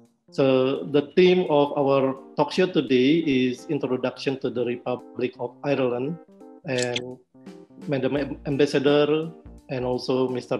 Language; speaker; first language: English; non-native, fluent; Indonesian